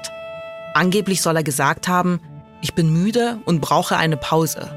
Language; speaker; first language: German; native; German